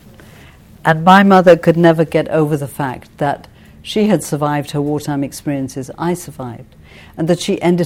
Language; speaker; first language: English; native; English